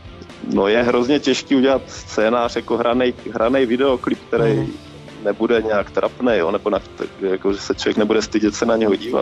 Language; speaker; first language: Czech; native; Czech